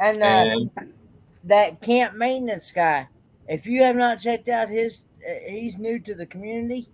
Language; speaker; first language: English; native; English